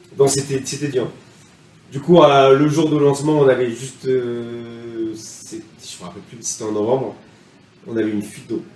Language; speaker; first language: French; non-native, fluent; Spanish